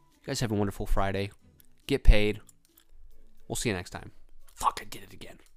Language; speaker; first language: English; native; English